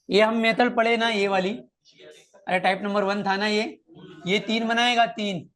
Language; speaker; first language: Hindi; non-native, local second language; Marathi